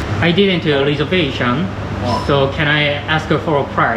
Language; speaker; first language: English; non-native, learner; Korean